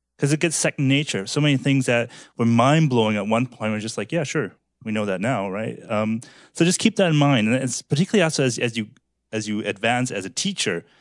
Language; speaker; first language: English; early bilingual, other home language; German